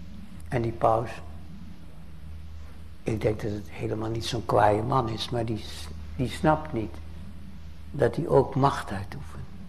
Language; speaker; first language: Dutch; native; Dutch